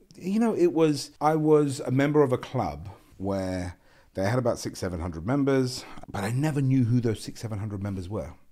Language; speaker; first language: English; non-native, local second language; Gujarati